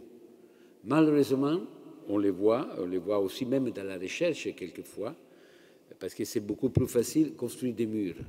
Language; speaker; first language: French; non-native, fluent; Italian